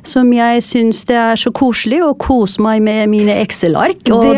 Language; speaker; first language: Norwegian; non-native, fluent; Turkish